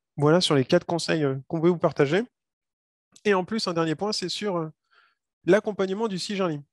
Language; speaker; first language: French; native; French